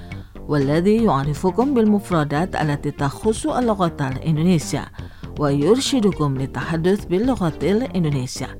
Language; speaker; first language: Arabic; non-native, fluent; Indonesian